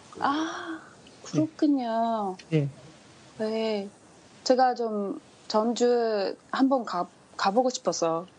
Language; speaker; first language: Korean; non-native, learner; Japanese